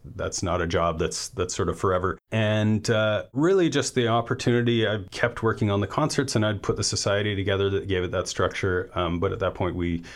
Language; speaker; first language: English; native; English